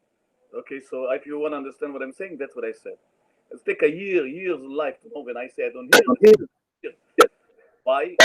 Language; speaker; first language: English; non-native, learner; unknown